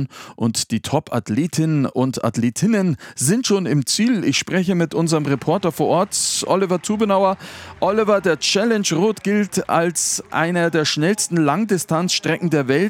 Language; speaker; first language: German; native; German